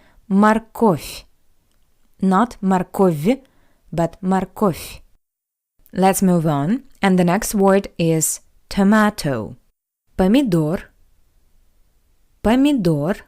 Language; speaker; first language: English; non-native, fluent; Russian